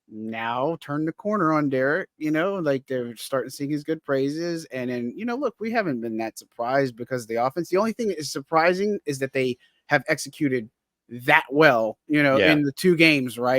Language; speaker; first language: English; native; English